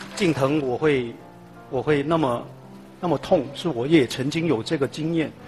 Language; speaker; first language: Chinese; non-native, fluent; Cantonese